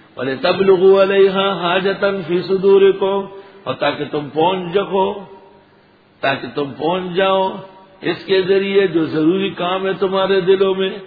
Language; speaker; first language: Urdu; non-native, local second language; Pashto